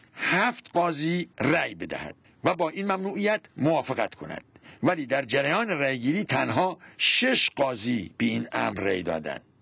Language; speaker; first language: Persian; non-native, local second language; Central Kurdish